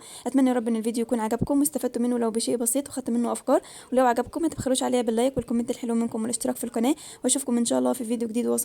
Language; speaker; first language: Arabic; native; Arabic